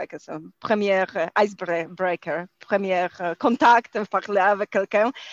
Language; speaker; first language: French; non-native, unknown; Polish